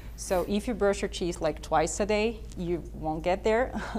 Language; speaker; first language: English; non-native, fluent; Portuguese